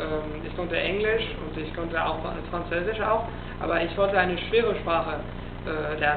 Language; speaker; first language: German; non-native, fluent; Italian